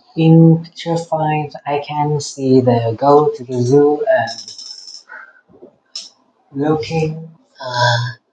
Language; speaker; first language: English; non-native, learner; Vietnamese